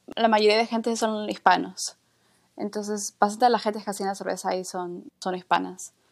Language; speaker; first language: Spanish; native; Spanish